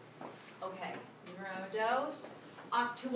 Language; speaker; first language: Spanish; non-native, fluent; English